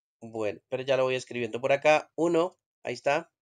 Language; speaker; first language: Spanish; native; Spanish